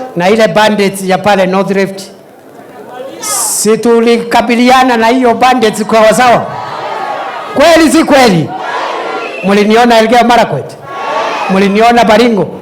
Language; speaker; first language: Swahili; non-native, local second language; Meru